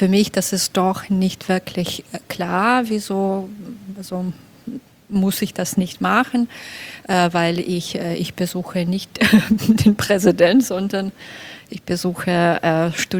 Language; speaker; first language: German; non-native, fluent; Belarusian